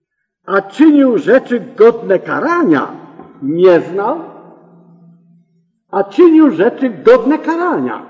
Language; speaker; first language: Polish; native; Polish